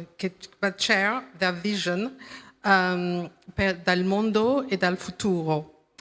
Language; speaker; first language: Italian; non-native, learner; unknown